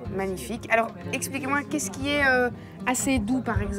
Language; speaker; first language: French; native; French